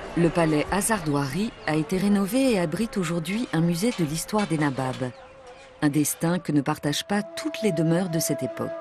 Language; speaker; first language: French; native; French